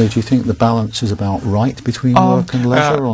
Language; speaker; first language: English; non-native, fluent; Russian